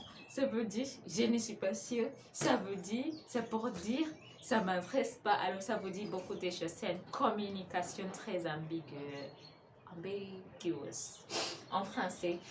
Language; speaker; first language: French; non-native, fluent; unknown